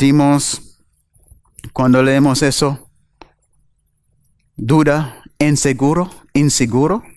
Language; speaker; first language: Spanish; non-native, fluent; English